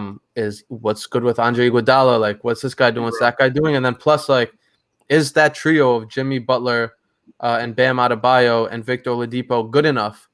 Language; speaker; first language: English; native; English